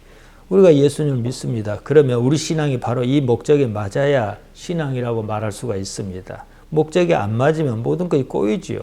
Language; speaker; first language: Korean; native; Korean